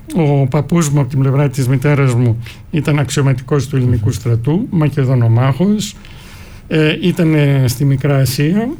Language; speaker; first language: Greek; native; Greek